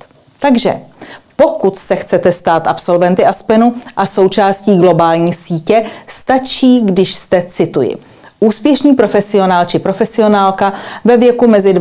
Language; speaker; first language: Czech; native; Czech